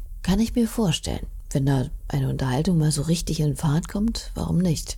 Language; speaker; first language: German; native; German